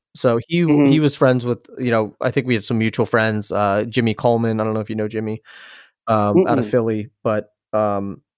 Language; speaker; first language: English; native; English